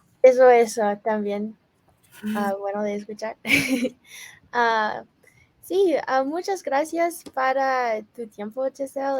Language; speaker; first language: Spanish; non-native, fluent; English